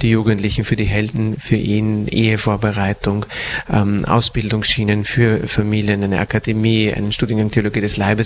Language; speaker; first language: German; native; German